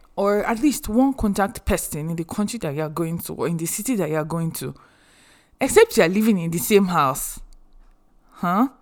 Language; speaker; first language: English; non-native, local second language; Yoruba